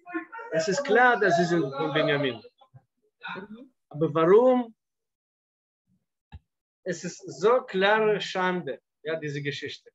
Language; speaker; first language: German; non-native, fluent; Russian